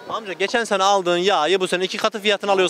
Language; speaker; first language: Turkish; native; Turkish